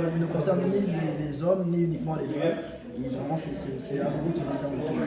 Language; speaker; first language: French; early bilingual, other home language; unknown